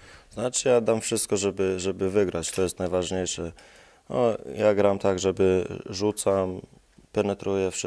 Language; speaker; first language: Polish; non-native, fluent; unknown